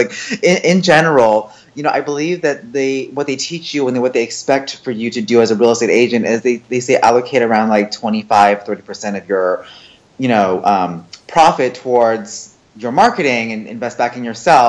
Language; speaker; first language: English; early bilingual, other home language; Chinese